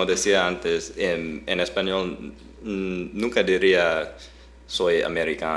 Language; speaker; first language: Spanish; non-native, fluent; English